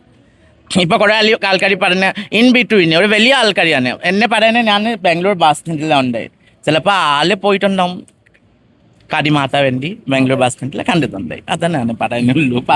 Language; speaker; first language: Malayalam; non-native, fluent; Assamese